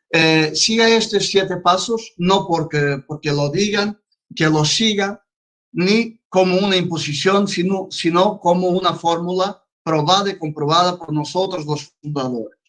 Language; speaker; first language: Spanish; non-native, fluent; Portuguese